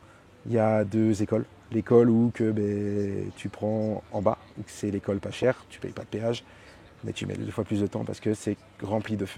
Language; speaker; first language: French; native; French